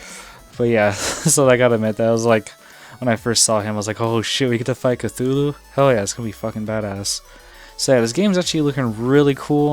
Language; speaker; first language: English; native; English